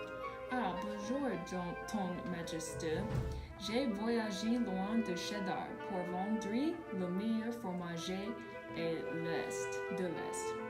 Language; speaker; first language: French; non-native, learner; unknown